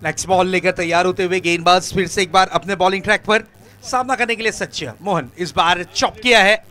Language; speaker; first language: Hindi; non-native, local second language; Marathi